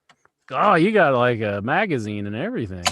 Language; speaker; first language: English; native; English